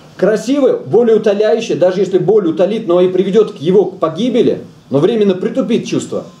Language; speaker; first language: Russian; native; Russian